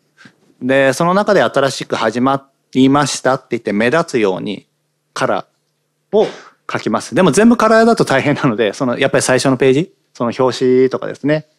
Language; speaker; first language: Japanese; native; Japanese